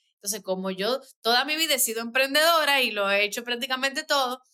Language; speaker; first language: Spanish; native; Spanish